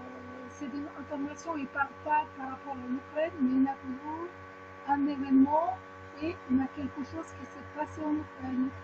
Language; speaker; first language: French; non-native, fluent; Ukrainian